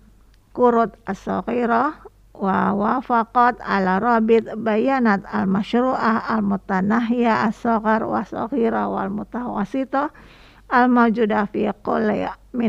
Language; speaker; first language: Arabic; non-native, fluent; Indonesian